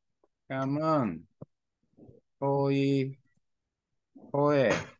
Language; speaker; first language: Vietnamese; non-native, learner; Korean